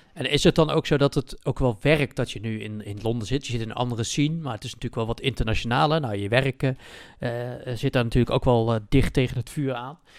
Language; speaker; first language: Dutch; native; Dutch